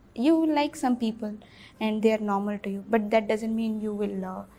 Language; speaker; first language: English; non-native, local second language; Bhojpuri